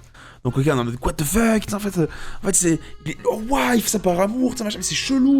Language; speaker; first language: French; native; French